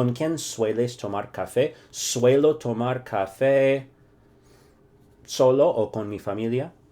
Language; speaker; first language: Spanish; non-native, fluent; English